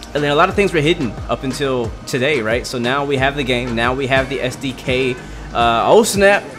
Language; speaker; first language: English; native; English